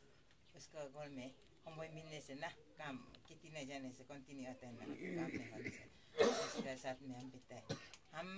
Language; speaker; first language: Hindi; non-native, local second language; Adi